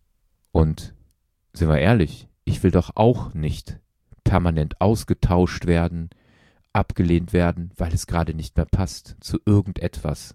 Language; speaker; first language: German; native; German